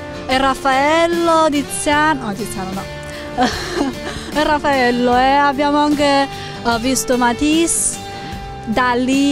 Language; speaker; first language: Italian; non-native, fluent; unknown